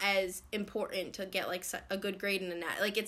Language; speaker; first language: English; native; English